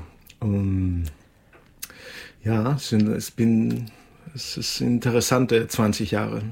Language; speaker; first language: German; non-native, fluent; Spanish